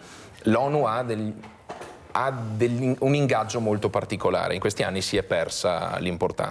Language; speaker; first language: Italian; native; Italian